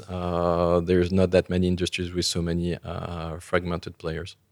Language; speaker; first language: English; non-native, fluent; French